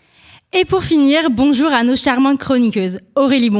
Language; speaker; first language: French; native; French